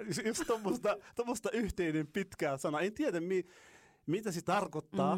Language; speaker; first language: Finnish; non-native, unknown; Arabic